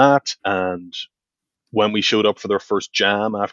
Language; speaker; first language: English; native; English